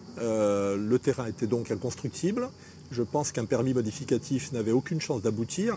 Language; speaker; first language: French; native; French